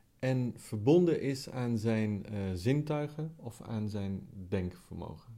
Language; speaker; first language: Dutch; non-native, fluent; Italian